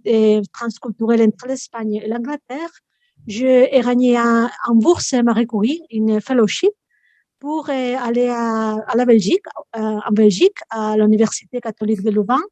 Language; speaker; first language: French; non-native, fluent; Spanish